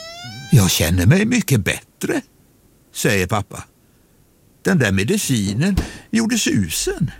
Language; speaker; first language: Swedish; native; Swedish